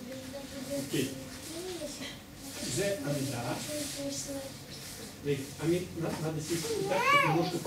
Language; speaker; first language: Hebrew; non-native, learner; Russian